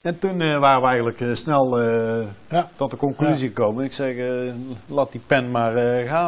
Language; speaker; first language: Dutch; native; Dutch